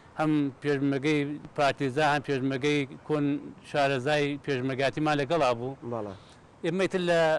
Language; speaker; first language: Central Kurdish; native; Central Kurdish